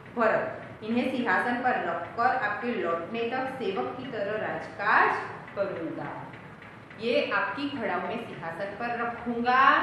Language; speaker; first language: Hindi; non-native, local second language; Gujarati